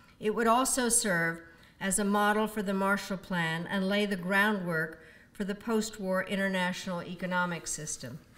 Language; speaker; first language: English; early bilingual, other home language; Czech